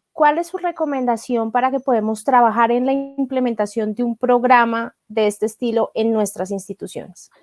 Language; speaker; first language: Spanish; native; Spanish